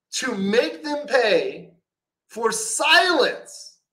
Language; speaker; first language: English; native; English